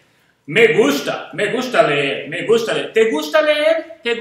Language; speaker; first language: Spanish; non-native, fluent; English